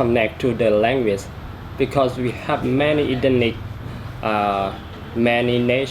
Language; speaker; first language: English; non-native, learner; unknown